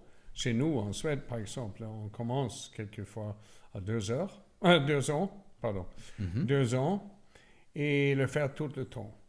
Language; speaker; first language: French; non-native, learner; Swedish